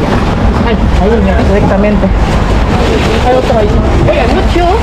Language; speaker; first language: Spanish; non-native, learner; Filipino